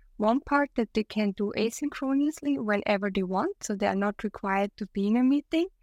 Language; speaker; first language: English; non-native, fluent; German